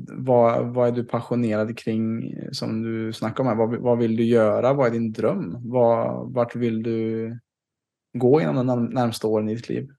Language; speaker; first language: Swedish; native; Swedish